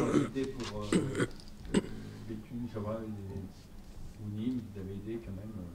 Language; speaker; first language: French; native; French